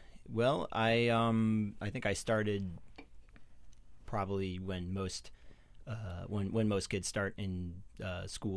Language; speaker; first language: English; native; English